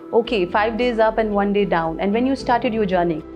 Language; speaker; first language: English; non-native, fluent; Urdu